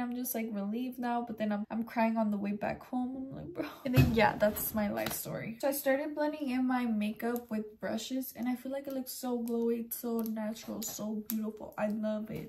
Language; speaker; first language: English; early bilingual, other home language; Spanish